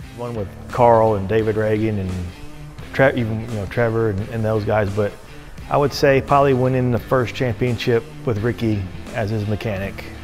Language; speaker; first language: English; native; English